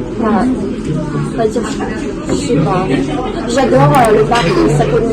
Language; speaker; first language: French; non-native, fluent; Russian